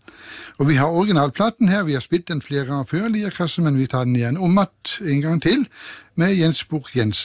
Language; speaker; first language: Norwegian; native; Norwegian